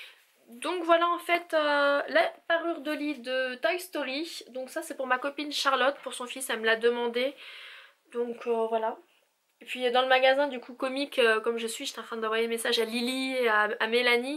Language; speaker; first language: French; native; French